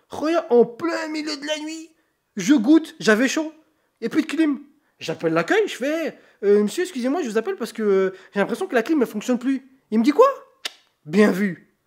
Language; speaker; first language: French; native; French